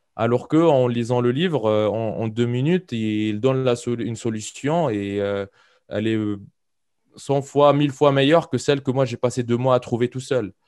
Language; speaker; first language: French; non-native, local second language; Arabic